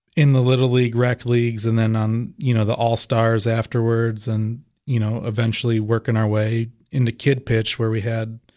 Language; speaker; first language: English; native; English